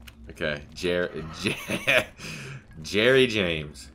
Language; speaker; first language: English; native; English